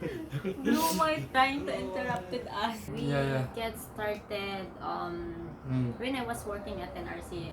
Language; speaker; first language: English; non-native, local second language; Filipino